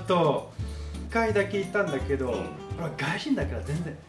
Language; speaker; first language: Japanese; non-native, learner; French